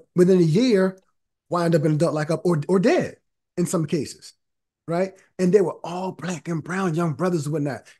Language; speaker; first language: English; native; English